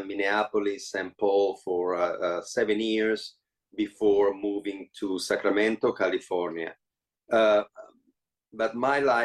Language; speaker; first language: English; non-native, fluent; Italian